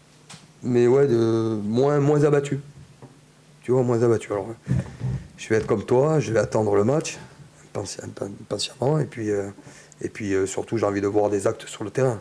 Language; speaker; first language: French; native; French